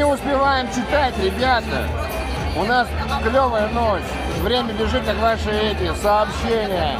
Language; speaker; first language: Russian; native; Russian